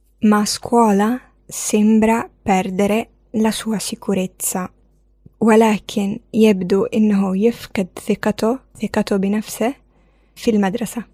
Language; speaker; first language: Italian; non-native, fluent; Arabic